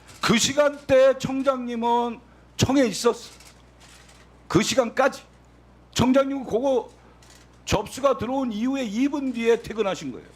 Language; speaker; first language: Korean; native; Korean